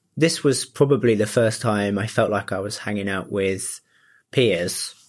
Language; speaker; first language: English; early bilingual, other home language; Japanese